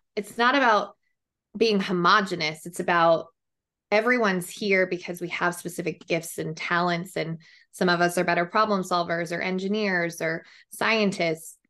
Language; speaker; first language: English; native; English